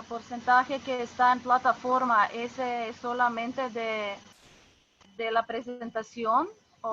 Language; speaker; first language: Spanish; non-native, fluent; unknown